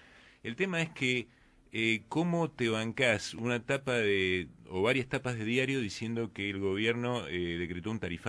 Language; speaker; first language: Spanish; native; Spanish